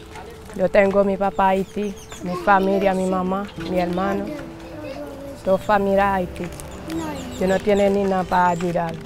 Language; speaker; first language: Spanish; non-native, learner; Haitian Creole